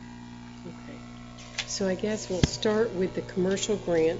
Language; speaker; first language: English; native; English